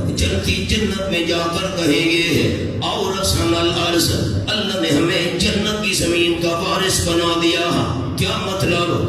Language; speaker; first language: Urdu; non-native, local second language; Pashto